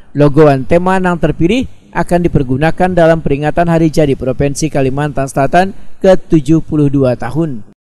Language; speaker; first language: Indonesian; non-native, local second language; Banjar